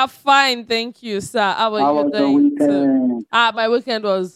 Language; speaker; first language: English; non-native, local second language; Yoruba